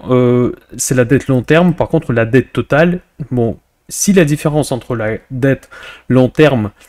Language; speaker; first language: French; non-native, fluent; Russian